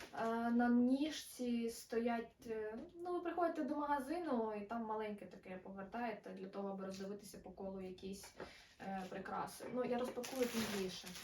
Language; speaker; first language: Ukrainian; non-native, local second language; Russian